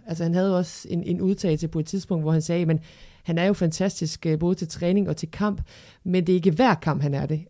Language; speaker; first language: Danish; early bilingual, other home language; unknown